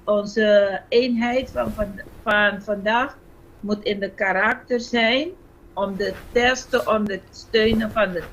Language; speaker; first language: Dutch; non-native, fluent; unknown